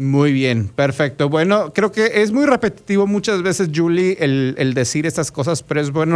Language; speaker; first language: Spanish; native; Spanish